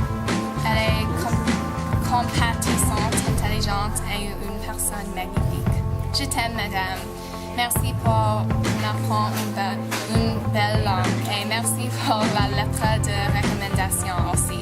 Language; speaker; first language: French; non-native, learner; English